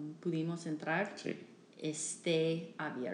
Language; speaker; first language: Spanish; non-native, learner; English